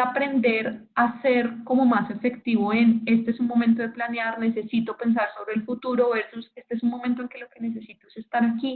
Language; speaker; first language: Spanish; native; Spanish